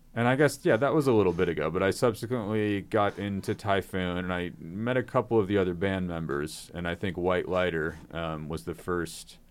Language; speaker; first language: English; native; English